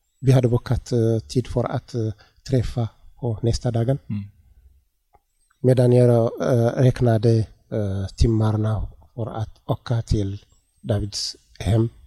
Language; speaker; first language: Swedish; non-native, learner; Tigrinya